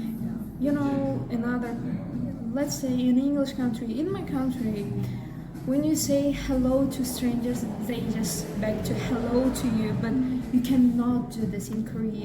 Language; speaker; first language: English; non-native, learner; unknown